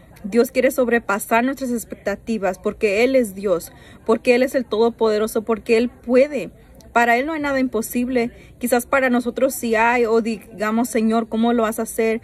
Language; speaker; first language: Spanish; early bilingual, heritage; Spanish